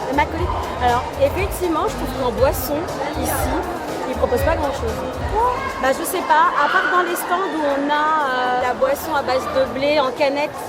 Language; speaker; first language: French; native; French